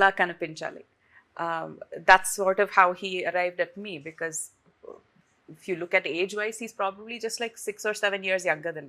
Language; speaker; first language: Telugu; non-native, fluent; Tamil